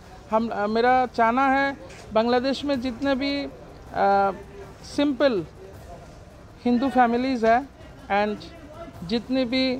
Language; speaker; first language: Hindi; non-native, learner; Bangla